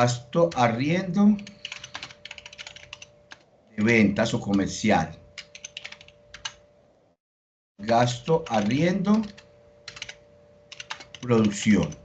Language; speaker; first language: Spanish; native; Spanish